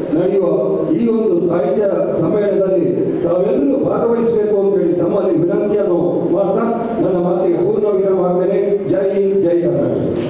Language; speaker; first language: Kannada; non-native, local second language; Tulu